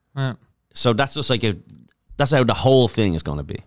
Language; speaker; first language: English; native; English